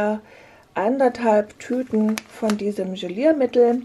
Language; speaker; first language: German; native; German